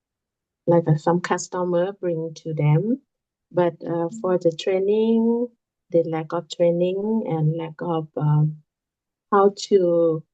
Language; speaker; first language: English; non-native, learner; Lao